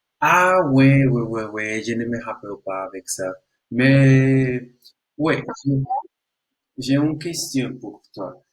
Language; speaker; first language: French; non-native, learner; Spanish